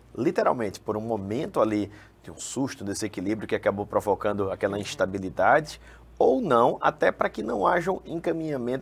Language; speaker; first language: Portuguese; native; Portuguese